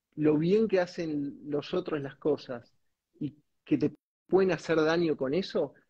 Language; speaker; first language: Spanish; native; Spanish